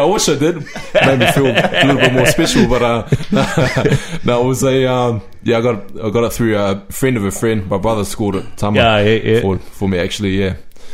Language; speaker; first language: English; native; English